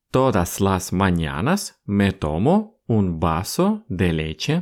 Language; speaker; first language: Spanish; non-native, fluent; Russian